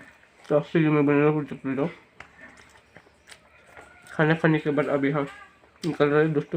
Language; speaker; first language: Hindi; non-native, local second language; Bodo